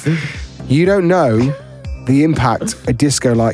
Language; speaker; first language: English; native; English